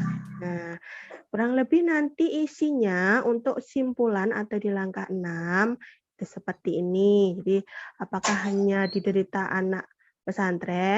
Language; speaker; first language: Indonesian; native; Indonesian